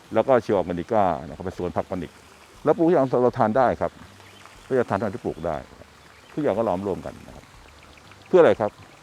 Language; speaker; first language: Thai; native; Thai